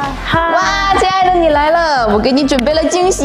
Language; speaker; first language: Chinese; native; Chinese